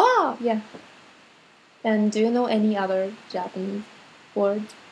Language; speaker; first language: English; non-native, learner; Japanese